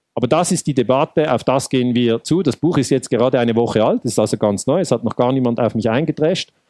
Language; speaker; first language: German; native; German